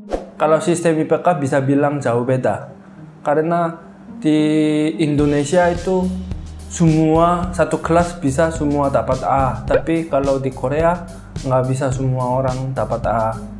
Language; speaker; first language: Indonesian; non-native, fluent; Korean